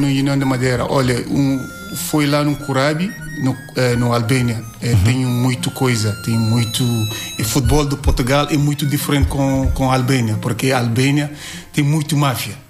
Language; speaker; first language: Portuguese; non-native, learner; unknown